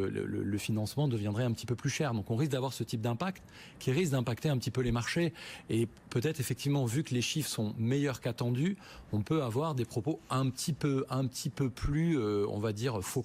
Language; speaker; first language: French; native; French